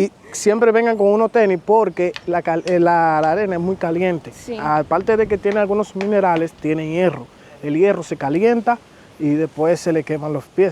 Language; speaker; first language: Spanish; native; Spanish